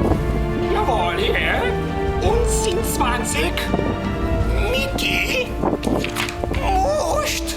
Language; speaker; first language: German; non-native, learner; Hebrew